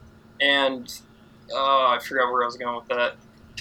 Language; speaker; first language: English; native; English